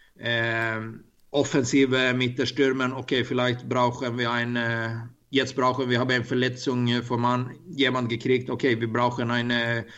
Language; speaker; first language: German; non-native, learner; Swedish